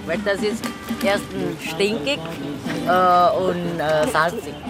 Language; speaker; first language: German; non-native, learner; Thai